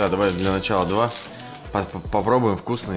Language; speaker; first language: Russian; native; Russian